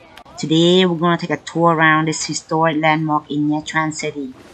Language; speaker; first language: English; non-native, fluent; Vietnamese